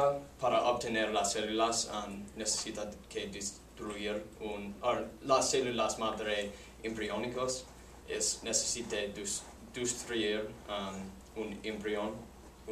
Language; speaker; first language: Spanish; non-native, learner; English